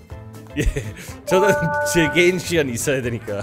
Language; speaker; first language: Korean; non-native, fluent; English